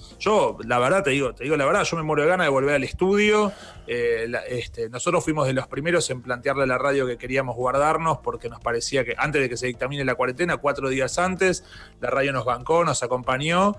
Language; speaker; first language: Spanish; native; Spanish